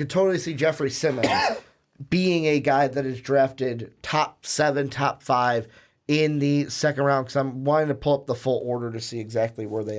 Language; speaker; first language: English; native; English